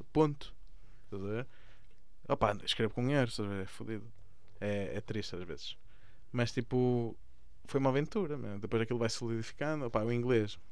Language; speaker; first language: Portuguese; early bilingual, other home language; Spanish